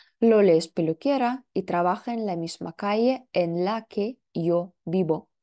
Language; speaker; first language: Spanish; non-native, fluent; Russian